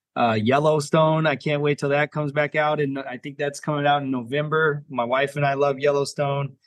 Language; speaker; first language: English; native; English